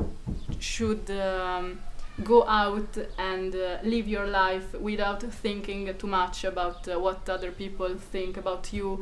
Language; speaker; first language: English; non-native, fluent; Italian